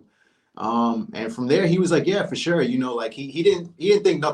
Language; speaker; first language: English; native; English